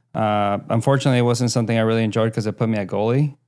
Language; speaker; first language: English; early bilingual, other home language; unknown